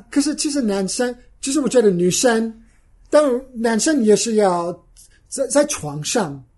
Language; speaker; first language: Chinese; non-native, fluent; English